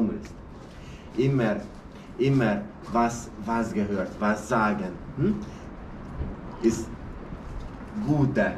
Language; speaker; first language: German; non-native, learner; Hungarian